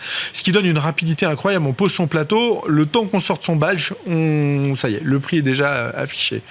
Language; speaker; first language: French; native; French